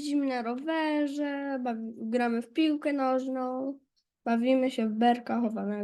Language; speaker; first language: Polish; early bilingual, heritage; Polish